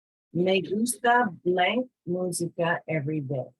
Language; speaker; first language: Spanish; non-native, fluent; English